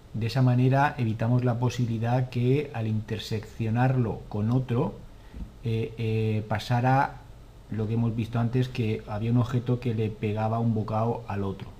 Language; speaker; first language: Spanish; native; Spanish